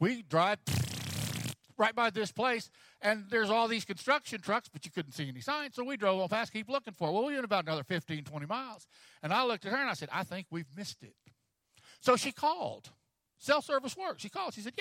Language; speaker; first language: English; native; English